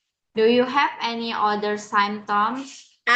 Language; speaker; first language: English; non-native, learner; Indonesian